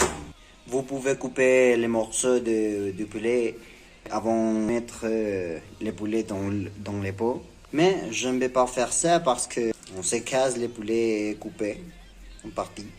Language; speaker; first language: French; non-native, learner; Spanish